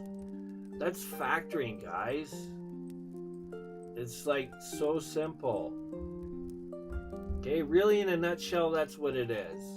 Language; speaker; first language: English; native; English